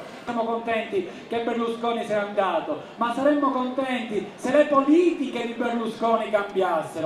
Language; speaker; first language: Italian; native; Italian